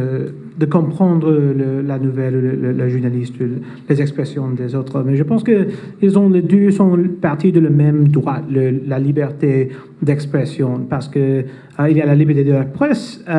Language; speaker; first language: French; non-native, fluent; English